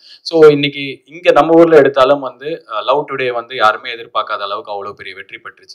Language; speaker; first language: Tamil; native; Tamil